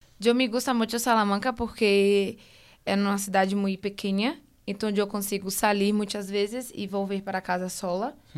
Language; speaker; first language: Spanish; non-native, learner; Portuguese